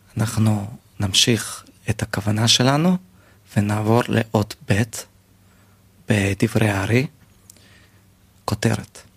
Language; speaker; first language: Hebrew; native; Hebrew